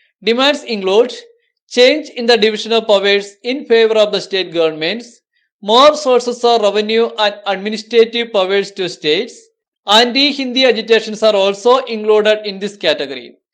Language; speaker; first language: English; non-native, local second language; Malayalam